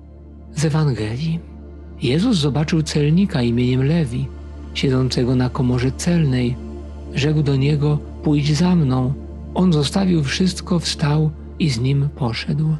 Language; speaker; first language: Polish; native; Polish